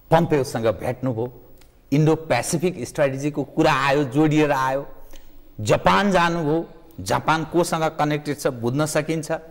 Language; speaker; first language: Nepali; native; Nepali